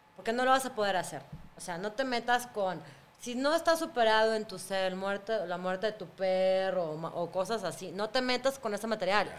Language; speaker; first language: Spanish; early bilingual, other home language; Russian